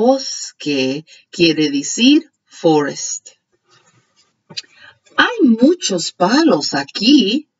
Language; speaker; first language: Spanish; early bilingual, heritage; Spanish